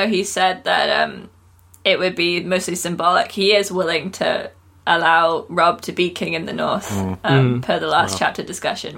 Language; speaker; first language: English; native; English